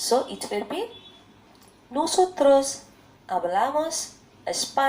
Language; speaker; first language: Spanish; non-native, learner; Bangla